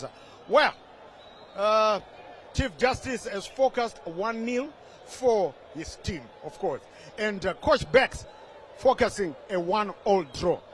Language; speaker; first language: English; non-native, local second language; Shona